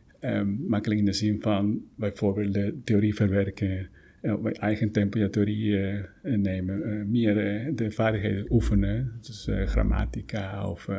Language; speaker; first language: Dutch; non-native, fluent; Spanish